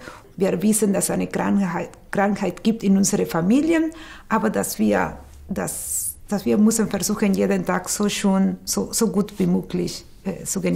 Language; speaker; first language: German; non-native, fluent; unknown